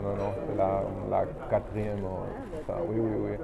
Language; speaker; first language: French; non-native, learner; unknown